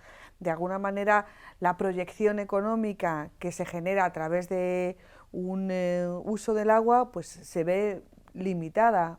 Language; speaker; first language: Spanish; native; Spanish